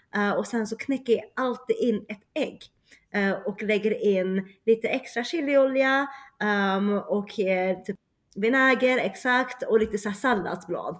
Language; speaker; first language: Swedish; early bilingual, other home language; Chinese